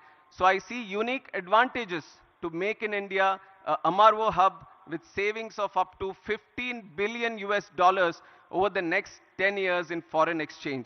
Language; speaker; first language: English; non-native, local second language; Telugu